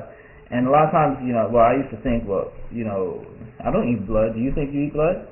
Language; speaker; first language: English; native; English